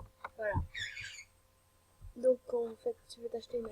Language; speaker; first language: French; native; French